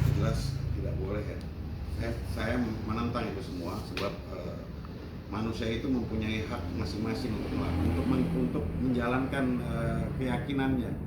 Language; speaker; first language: Indonesian; native; Indonesian